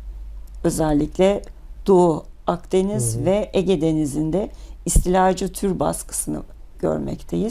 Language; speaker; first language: Turkish; native; Turkish